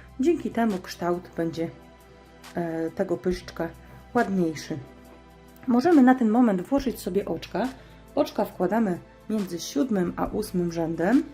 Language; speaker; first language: Polish; native; Polish